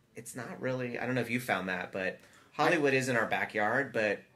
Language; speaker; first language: English; native; English